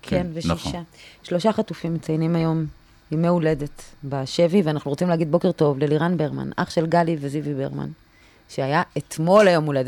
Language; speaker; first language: Hebrew; native; Hebrew